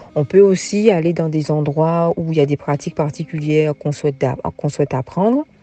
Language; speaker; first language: French; native; French